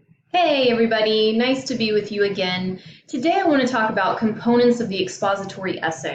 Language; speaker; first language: English; native; English